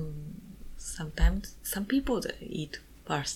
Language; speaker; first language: English; non-native, learner; Japanese